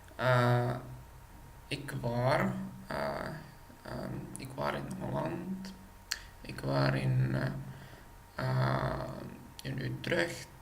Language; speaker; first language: Dutch; non-native, learner; Czech